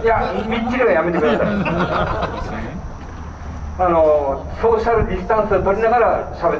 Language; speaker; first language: Japanese; native; Japanese